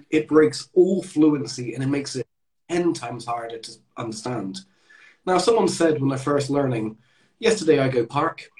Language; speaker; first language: English; native; English